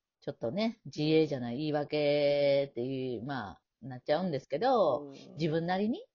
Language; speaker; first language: Japanese; native; Japanese